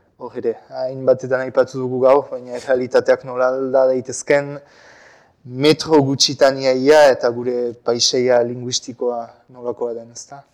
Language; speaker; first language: Basque; non-native, local second language; French